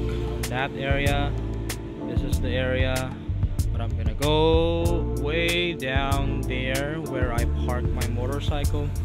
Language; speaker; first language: English; non-native, local second language; Filipino